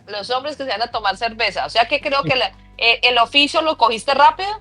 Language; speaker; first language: Spanish; native; Spanish